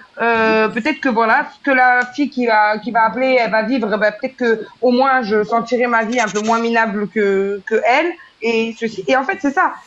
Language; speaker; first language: French; native; French